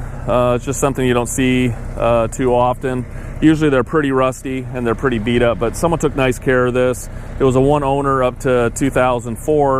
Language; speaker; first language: English; native; English